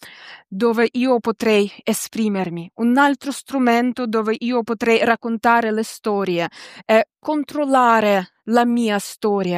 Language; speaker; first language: Italian; non-native, fluent; Ukrainian